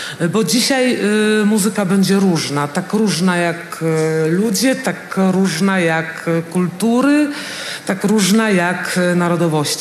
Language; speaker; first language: Polish; native; Polish